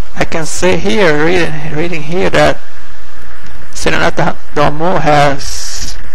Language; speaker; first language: English; non-native, fluent; Portuguese